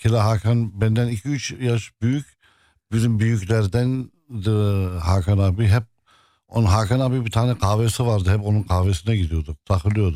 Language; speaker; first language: Turkish; non-native, fluent; Arabic